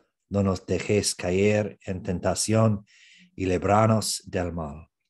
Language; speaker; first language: Spanish; non-native, learner; English